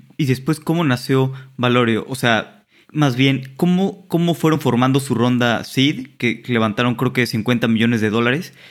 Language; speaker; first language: Spanish; native; Spanish